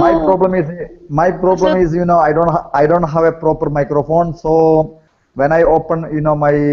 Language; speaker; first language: English; non-native, learner; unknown